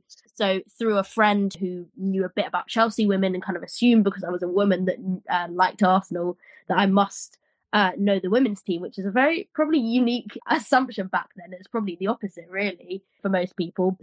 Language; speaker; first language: English; native; English